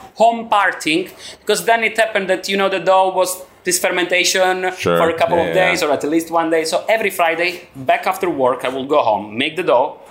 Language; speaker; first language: English; non-native, learner; Italian